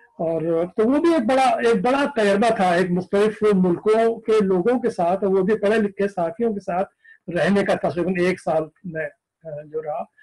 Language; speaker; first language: Urdu; native; Urdu